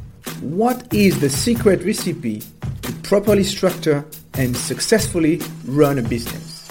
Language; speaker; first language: English; non-native, fluent; French